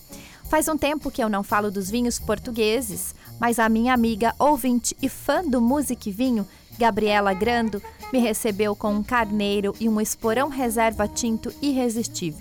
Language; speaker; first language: Portuguese; native; Portuguese